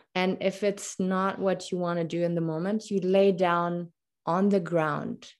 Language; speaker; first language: English; non-native, fluent; German